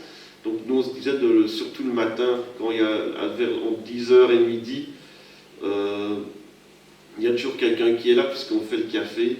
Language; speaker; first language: French; native; French